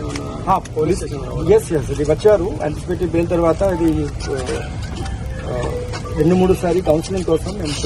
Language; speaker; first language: Telugu; non-native, learner; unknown